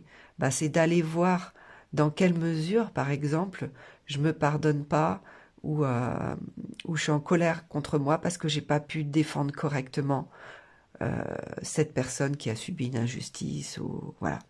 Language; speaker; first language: French; native; French